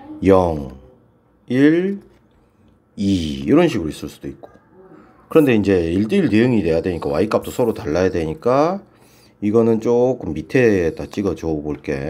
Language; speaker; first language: Korean; native; Korean